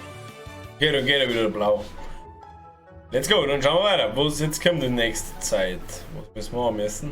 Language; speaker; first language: German; native; German